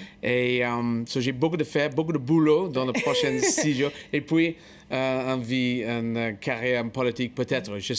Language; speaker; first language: French; non-native, fluent; English